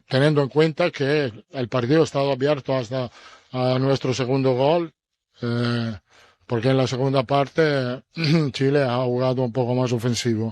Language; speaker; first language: Spanish; non-native, fluent; Italian